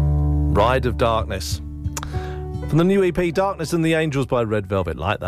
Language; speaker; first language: English; native; English